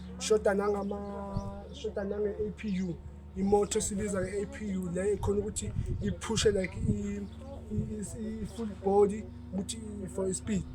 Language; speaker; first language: Zulu; native; Zulu